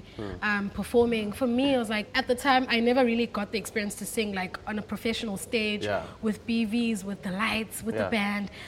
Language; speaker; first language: English; non-native, local second language; Xhosa